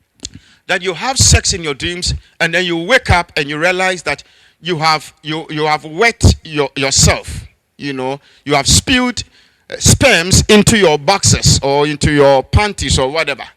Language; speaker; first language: English; non-native, local second language; Akan